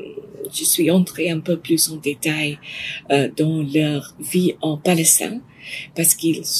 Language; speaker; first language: French; non-native, fluent; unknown